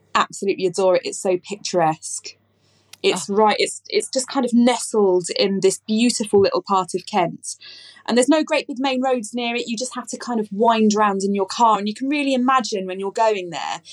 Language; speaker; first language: English; native; English